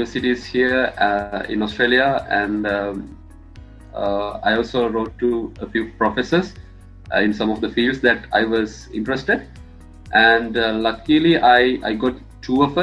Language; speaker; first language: English; non-native, local second language; Sinhala